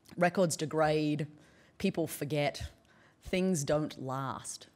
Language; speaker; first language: English; native; English